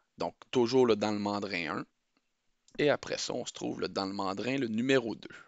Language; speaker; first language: French; native; French